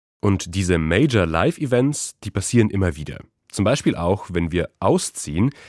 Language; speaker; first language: German; early bilingual, other home language; Polish